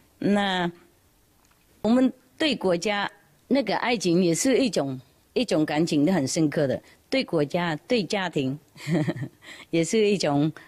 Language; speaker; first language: Chinese; non-native, fluent; Vietnamese